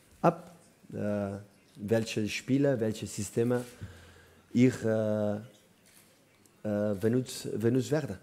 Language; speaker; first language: German; non-native, learner; Catalan